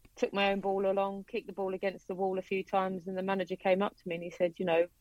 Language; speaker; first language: English; native; English